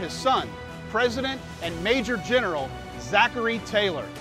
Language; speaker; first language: English; native; English